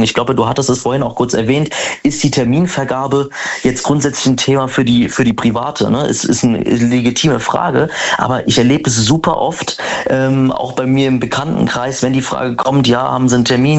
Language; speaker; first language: German; native; German